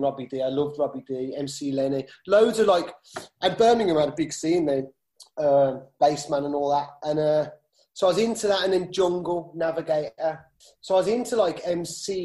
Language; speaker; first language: English; native; English